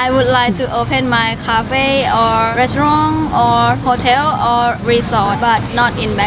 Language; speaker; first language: English; non-native, learner; Thai